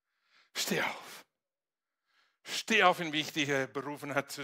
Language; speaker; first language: German; non-native, fluent; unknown